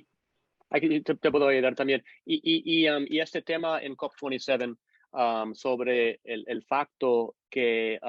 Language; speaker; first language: Spanish; non-native, fluent; English